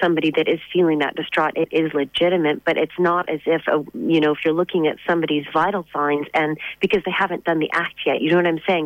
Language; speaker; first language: English; native; English